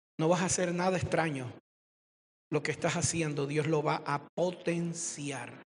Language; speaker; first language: Spanish; native; Spanish